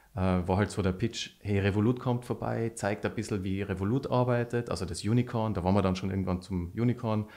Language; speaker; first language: German; native; German